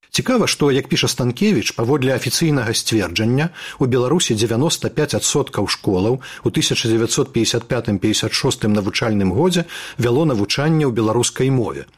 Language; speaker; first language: Belarusian; native; Belarusian